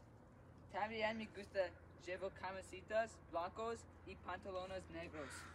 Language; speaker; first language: Spanish; non-native, learner; English